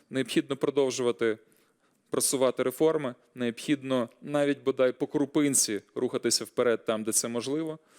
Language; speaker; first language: Ukrainian; native; Ukrainian